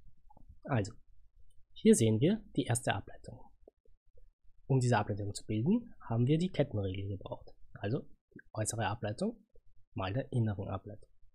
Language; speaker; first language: German; native; German